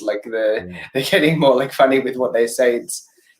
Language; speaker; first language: English; native; English